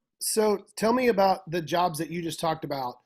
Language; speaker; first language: English; native; English